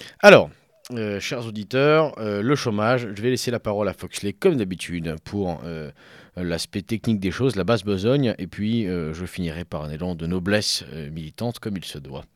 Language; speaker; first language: French; native; French